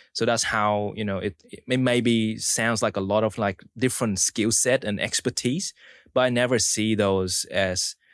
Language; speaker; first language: English; early bilingual, other home language; Vietnamese